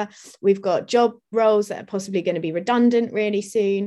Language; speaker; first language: English; native; English